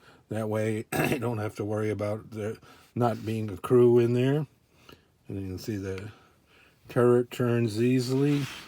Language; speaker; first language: English; native; English